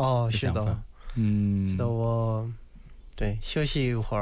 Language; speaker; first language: Chinese; non-native, learner; Korean